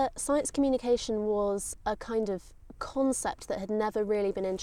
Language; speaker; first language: English; native; English